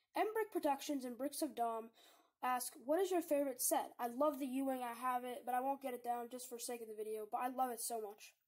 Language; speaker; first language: English; native; English